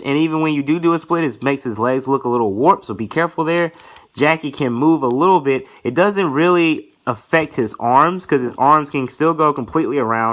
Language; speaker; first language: English; native; English